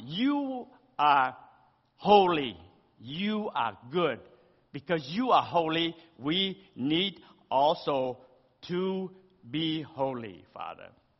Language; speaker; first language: English; early bilingual, other home language; Vietnamese